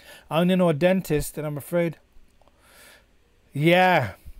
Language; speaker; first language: English; native; English